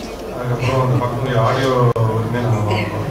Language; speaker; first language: Tamil; native; Tamil